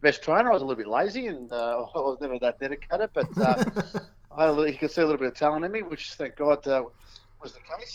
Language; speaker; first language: English; native; English